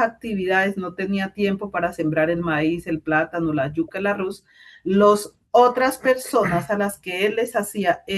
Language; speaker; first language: Spanish; native; Spanish